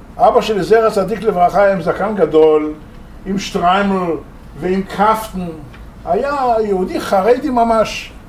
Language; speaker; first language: Hebrew; non-native, local second language; Arabic